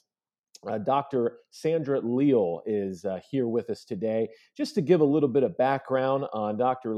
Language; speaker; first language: English; native; English